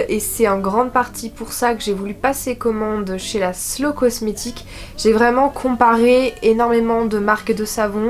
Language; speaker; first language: French; native; French